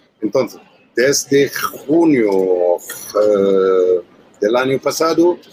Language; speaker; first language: Spanish; non-native, learner; Arabic